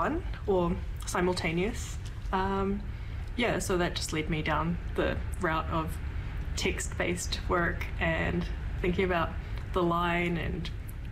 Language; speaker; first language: English; native; English